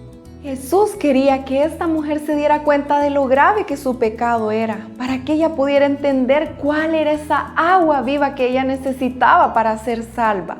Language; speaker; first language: Spanish; native; Spanish